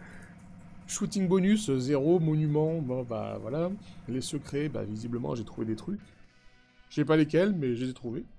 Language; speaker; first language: French; native; French